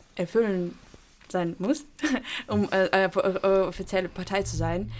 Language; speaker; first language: German; non-native, fluent; Ukrainian